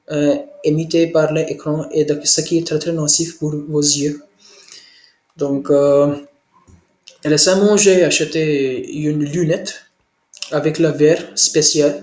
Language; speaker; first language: French; non-native, learner; Hindi